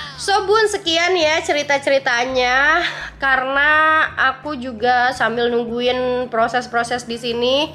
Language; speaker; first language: Indonesian; native; Indonesian